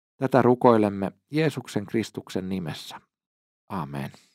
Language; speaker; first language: Finnish; native; Finnish